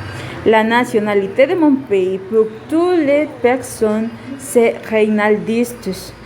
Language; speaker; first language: French; non-native, learner; Spanish